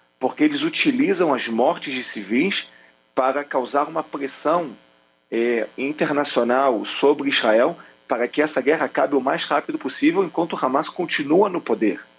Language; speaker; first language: Portuguese; native; Portuguese